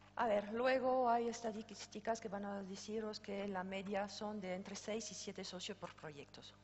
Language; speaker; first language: Spanish; non-native, fluent; French